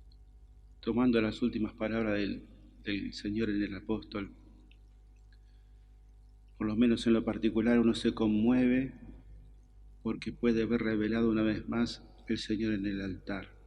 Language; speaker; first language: Spanish; native; Spanish